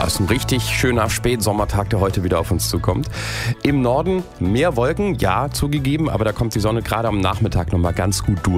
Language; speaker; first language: German; native; German